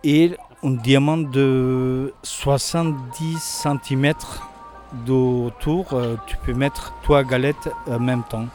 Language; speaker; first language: French; non-native, learner; Turkish